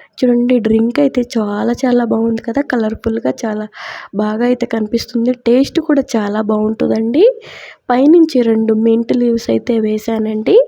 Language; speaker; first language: Telugu; native; Telugu